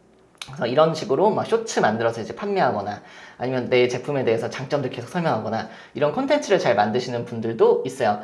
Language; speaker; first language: Korean; native; Korean